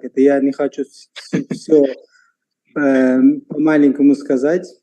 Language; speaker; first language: Russian; non-native, local second language; Uzbek